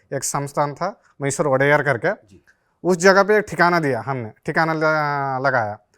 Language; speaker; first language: Hindi; non-native, local second language; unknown